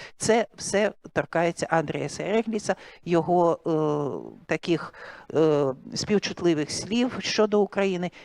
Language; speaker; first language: Ukrainian; native; Ukrainian